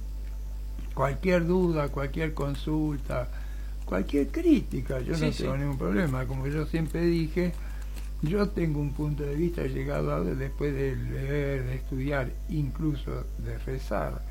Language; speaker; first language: Spanish; native; Spanish